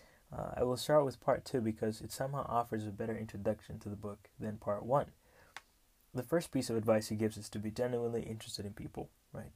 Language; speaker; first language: English; non-native, local second language; Kinyarwanda